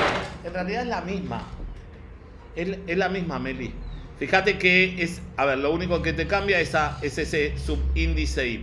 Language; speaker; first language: Spanish; native; Spanish